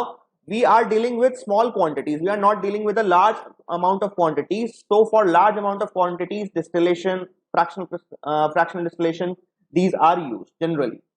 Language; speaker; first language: English; non-native, local second language; Hindi